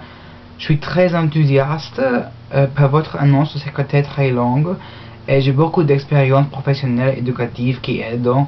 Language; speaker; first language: French; non-native, learner; English